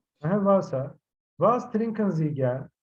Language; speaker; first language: German; non-native, fluent; Turkish